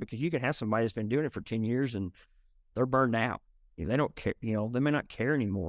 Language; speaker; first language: English; native; English